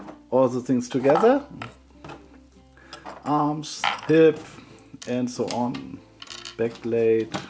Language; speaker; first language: English; non-native, learner; German